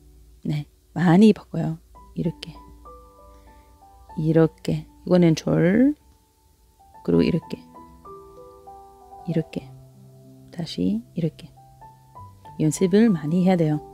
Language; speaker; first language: Korean; non-native, learner; Arabic